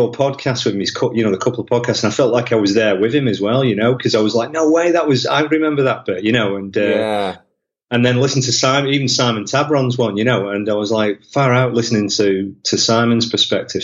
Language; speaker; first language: English; native; English